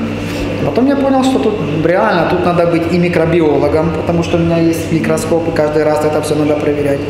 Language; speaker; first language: Russian; native; Russian